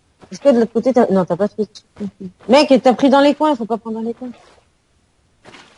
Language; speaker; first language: French; native; French